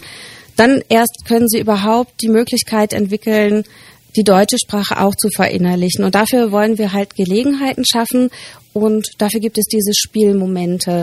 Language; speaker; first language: German; native; German